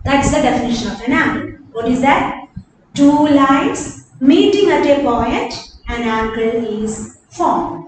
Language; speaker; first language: English; non-native, local second language; Malayalam